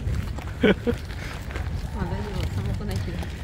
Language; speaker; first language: Japanese; non-native, learner; Russian